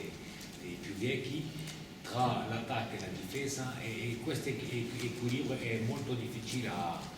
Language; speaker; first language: Italian; non-native, fluent; French